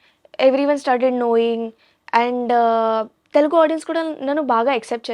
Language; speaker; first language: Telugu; non-native, local second language; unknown